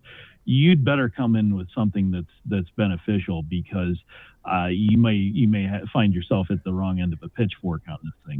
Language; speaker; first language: English; native; English